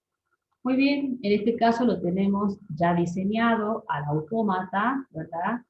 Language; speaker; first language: Spanish; native; Spanish